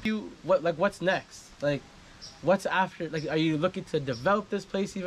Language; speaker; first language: English; native; English